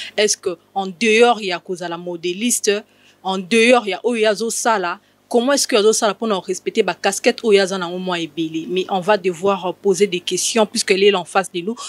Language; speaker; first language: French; non-native, local second language; Lingala